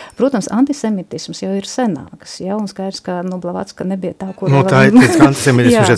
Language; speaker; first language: Latvian; non-native, local second language; Russian